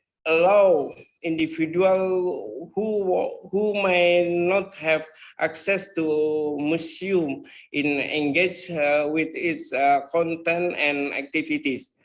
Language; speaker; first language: English; non-native, fluent; Indonesian